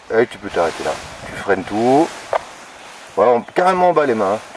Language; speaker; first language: French; native; French